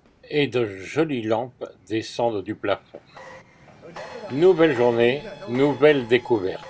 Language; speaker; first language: French; native; French